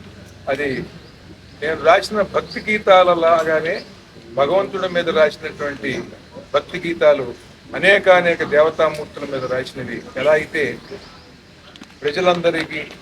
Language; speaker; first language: Telugu; native; Telugu